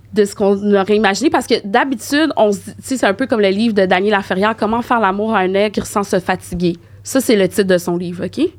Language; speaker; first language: French; native; French